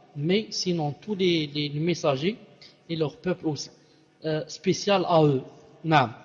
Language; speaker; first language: French; non-native, local second language; Arabic